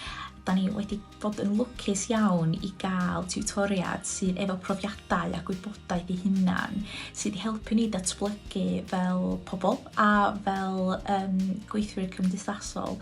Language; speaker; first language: Welsh; native; Welsh